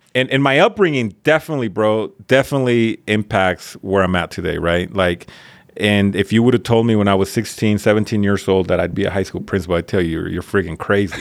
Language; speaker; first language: English; early bilingual, other home language; Spanish